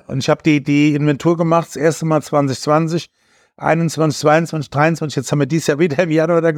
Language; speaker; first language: German; native; German